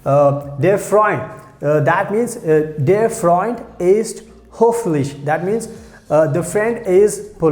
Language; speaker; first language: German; non-native, fluent; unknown